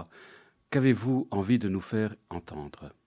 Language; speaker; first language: French; native; French